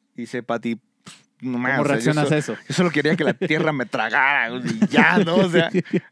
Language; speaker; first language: Spanish; native; Spanish